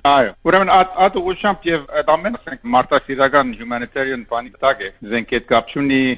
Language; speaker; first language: Armenian; early bilingual, heritage; Armenian